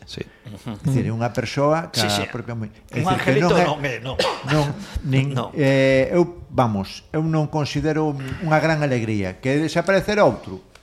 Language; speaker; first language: Galician; non-native, local second language; Spanish